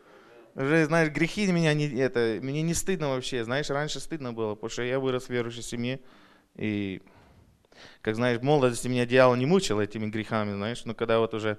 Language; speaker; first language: Russian; early bilingual, heritage; Russian